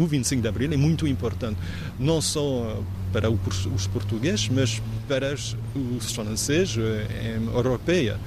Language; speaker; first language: Portuguese; non-native, learner; French